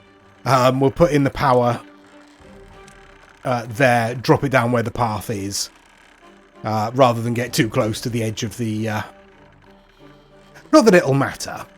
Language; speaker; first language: English; native; English